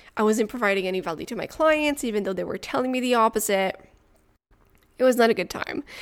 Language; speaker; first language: English; non-native, fluent; French